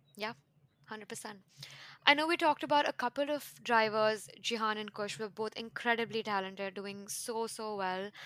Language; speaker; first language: English; non-native, local second language; Hindi